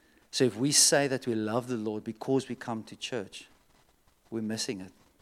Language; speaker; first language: English; non-native, local second language; Afrikaans